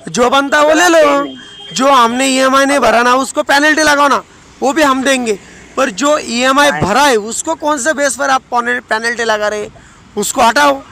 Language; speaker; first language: Hindi; non-native, local second language; Marathi